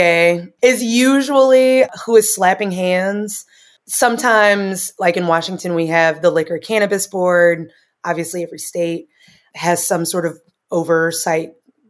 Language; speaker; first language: English; native; English